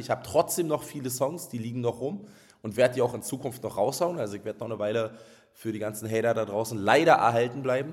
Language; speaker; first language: German; native; German